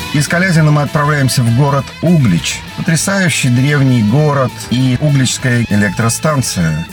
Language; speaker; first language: Russian; native; Russian